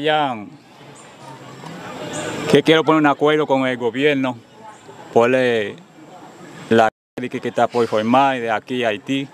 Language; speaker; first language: Spanish; non-native, fluent; Haitian Creole